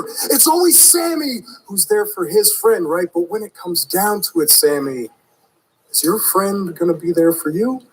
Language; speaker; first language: English; native; English